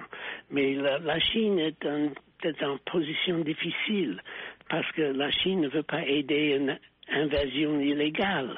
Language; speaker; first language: French; non-native, fluent; English